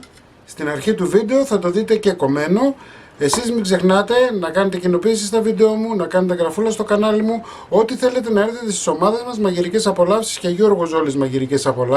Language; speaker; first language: Greek; native; Greek